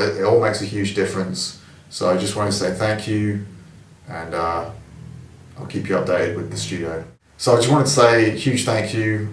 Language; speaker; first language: English; native; English